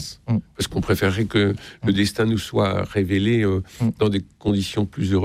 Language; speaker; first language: French; native; French